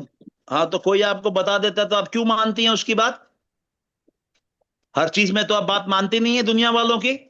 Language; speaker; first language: Hindi; native; Hindi